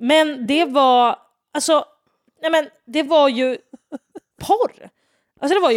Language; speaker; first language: Swedish; native; Swedish